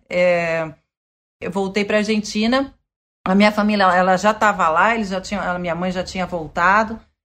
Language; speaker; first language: Portuguese; early bilingual, other home language; Spanish